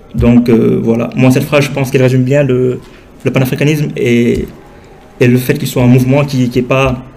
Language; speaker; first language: French; non-native, local second language; Wolof